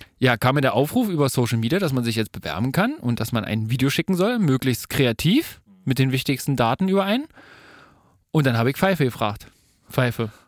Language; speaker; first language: German; native; German